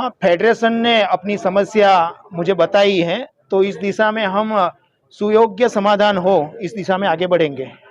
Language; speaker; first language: Hindi; non-native, local second language; Gujarati